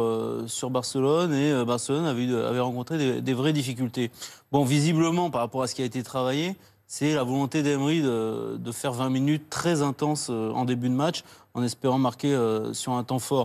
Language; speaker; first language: French; native; French